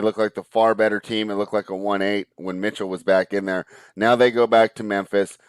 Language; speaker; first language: English; native; English